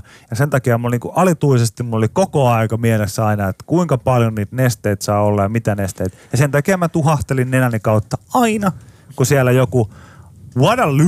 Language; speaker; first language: Finnish; native; Finnish